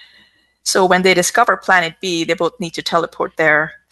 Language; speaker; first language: English; non-native, local second language; Urdu